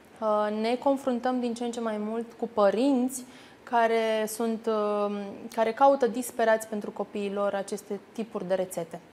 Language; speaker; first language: Romanian; native; Romanian